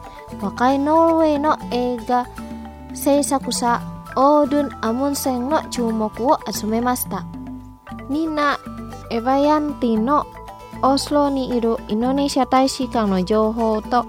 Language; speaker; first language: Japanese; non-native, fluent; Indonesian